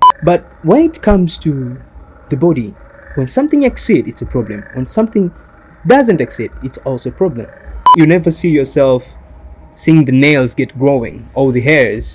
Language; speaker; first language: English; non-native, local second language; Swahili